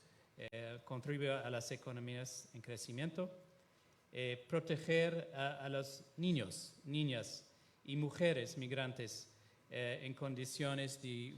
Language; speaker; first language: Spanish; non-native, fluent; Italian